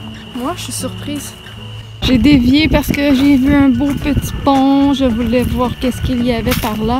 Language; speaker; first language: French; native; French